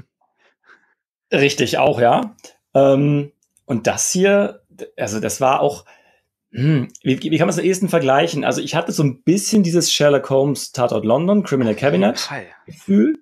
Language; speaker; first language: German; native; German